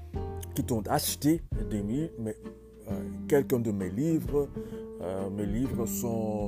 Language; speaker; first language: French; non-native, learner; English